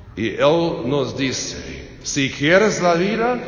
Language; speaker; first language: Spanish; non-native, learner; English